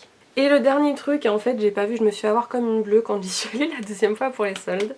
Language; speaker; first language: French; native; French